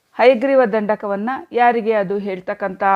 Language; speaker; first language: Kannada; native; Kannada